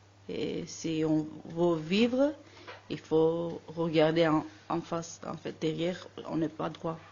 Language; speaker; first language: French; non-native, learner; Armenian